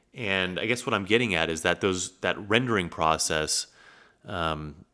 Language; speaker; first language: English; native; English